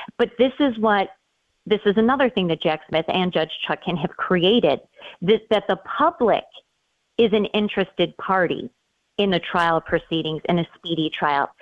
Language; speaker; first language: English; native; English